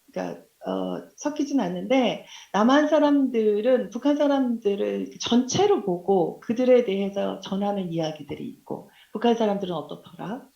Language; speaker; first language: Korean; native; Korean